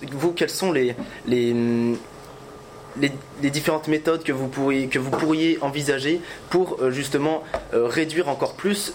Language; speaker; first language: French; native; French